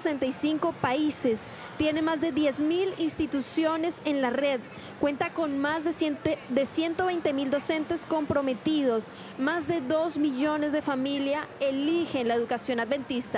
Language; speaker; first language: Spanish; native; Spanish